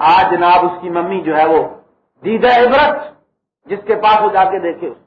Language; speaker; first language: Urdu; native; Urdu